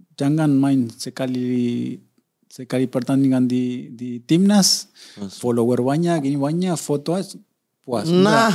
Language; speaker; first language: Indonesian; non-native, fluent; Spanish